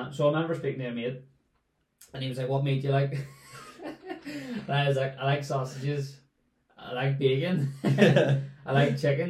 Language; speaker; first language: English; native; English